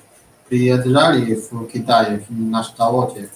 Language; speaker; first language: Russian; non-native, learner; Chinese